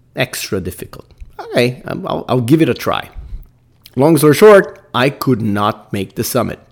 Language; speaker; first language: English; non-native, fluent; Portuguese